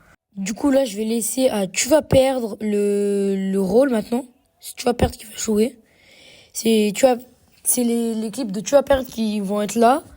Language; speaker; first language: French; native; French